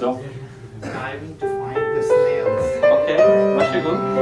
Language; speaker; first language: Norwegian; non-native, fluent; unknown